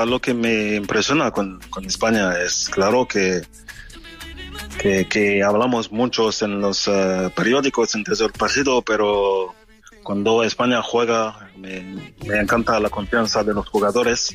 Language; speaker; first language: Spanish; non-native, learner; French